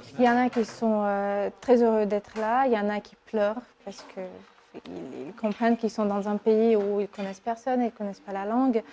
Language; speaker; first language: French; non-native, fluent; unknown